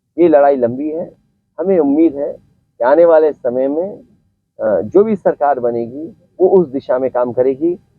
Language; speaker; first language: Hindi; native; Hindi